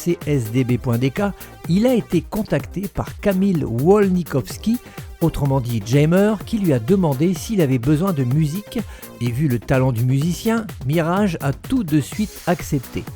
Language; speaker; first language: French; native; French